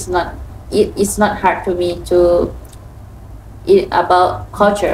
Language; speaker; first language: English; non-native, learner; Thai